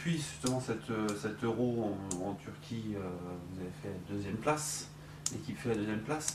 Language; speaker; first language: French; native; French